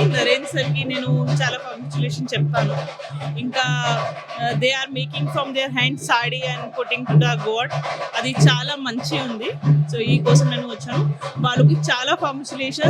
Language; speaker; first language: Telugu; non-native, local second language; Hindi